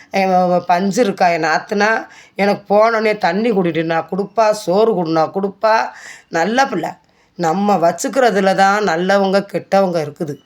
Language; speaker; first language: Tamil; native; Tamil